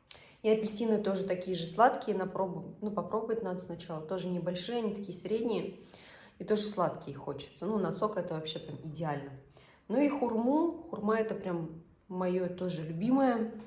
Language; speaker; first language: Russian; native; Russian